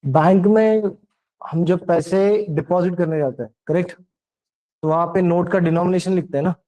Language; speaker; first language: Hindi; non-native, local second language; Marathi